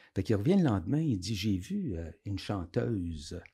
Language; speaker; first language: French; native; French